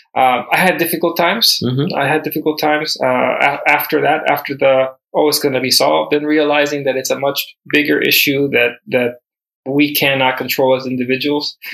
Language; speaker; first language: English; early bilingual, other home language; Spanish